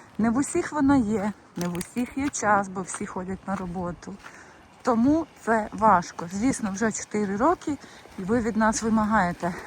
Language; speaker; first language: Ukrainian; native; Ukrainian